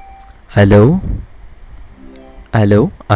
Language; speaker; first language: French; non-native, learner; English